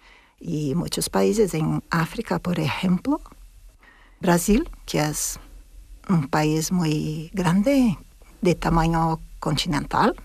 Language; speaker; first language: Spanish; non-native, fluent; Portuguese